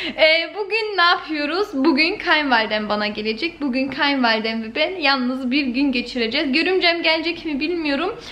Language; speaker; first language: Turkish; early bilingual, heritage; Turkish